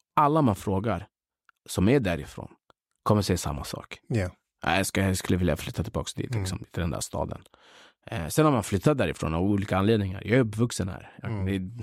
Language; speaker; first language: Swedish; early bilingual, other home language; Central Kurdish